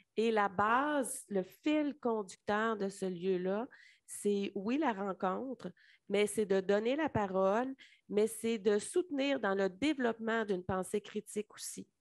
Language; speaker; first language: French; native; French